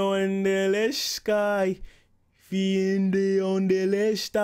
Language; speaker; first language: German; non-native, learner; English